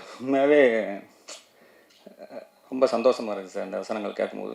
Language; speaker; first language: Tamil; native; Tamil